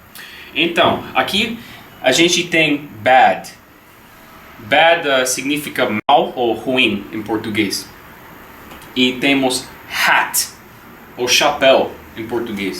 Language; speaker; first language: Portuguese; non-native, learner; English